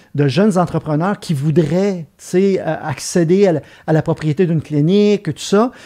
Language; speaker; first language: French; native; French